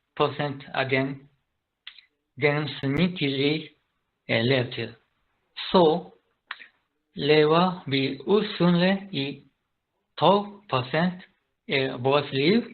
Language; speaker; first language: Danish; non-native, learner; Japanese